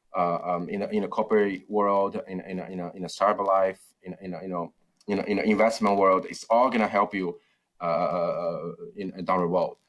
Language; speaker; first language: English; non-native, fluent; Chinese